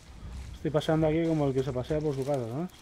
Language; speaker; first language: Spanish; native; Spanish